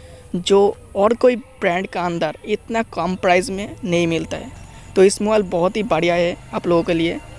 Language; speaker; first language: Hindi; non-native, local second language; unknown